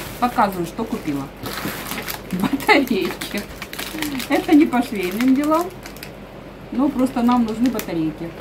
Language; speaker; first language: Russian; native; Russian